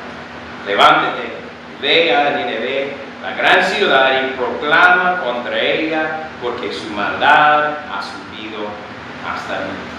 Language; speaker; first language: Spanish; non-native, fluent; English